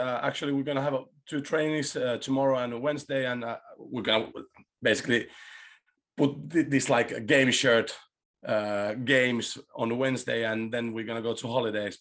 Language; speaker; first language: English; non-native, fluent; Spanish